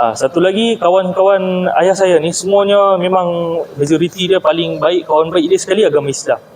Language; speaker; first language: Malay; native; Malay